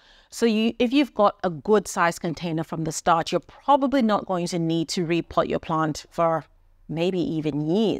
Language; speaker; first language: English; native; English